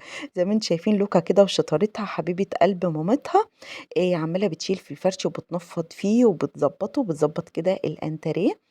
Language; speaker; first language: Arabic; native; Arabic